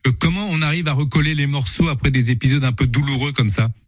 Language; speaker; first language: French; native; French